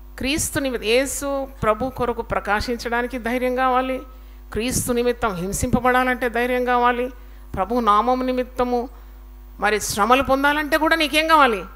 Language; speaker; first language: Telugu; native; Telugu